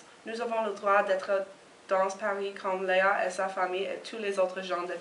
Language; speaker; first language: French; non-native, learner; English